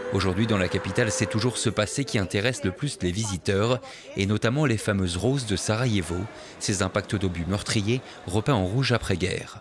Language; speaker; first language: French; native; French